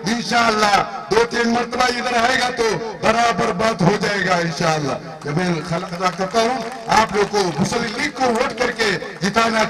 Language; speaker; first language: Hindi; non-native, local second language; Malayalam